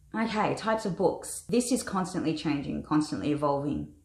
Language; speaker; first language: English; native; English